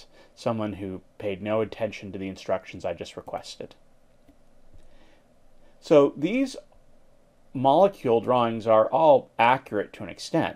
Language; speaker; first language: English; native; English